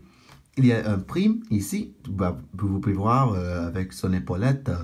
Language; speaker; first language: French; non-native, fluent; English